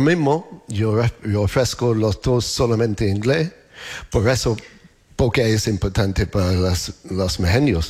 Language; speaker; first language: Spanish; non-native, learner; English